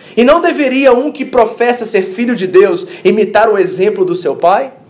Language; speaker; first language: Portuguese; native; Portuguese